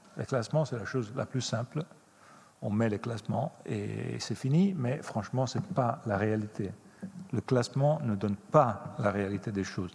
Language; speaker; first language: French; non-native, fluent; Italian